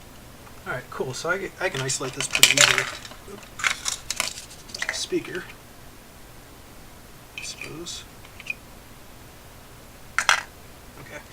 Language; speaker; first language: English; native; English